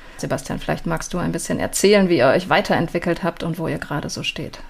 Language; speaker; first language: German; native; German